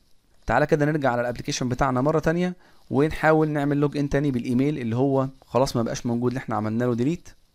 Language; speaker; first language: Arabic; native; Arabic